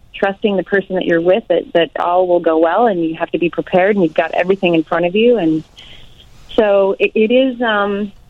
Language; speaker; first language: English; native; English